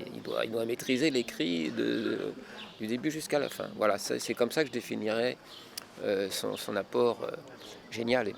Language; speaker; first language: French; native; French